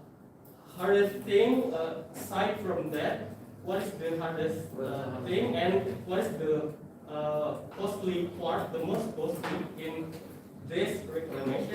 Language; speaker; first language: English; non-native, fluent; Indonesian